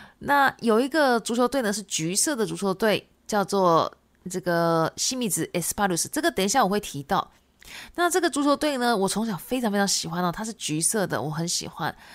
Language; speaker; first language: Chinese; non-native, fluent; Japanese